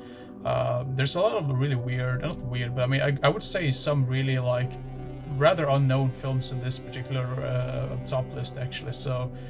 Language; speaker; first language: English; non-native, fluent; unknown